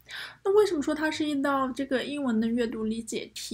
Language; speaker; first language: Chinese; native; Chinese